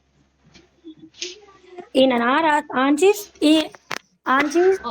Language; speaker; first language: Persian; non-native, learner; Urdu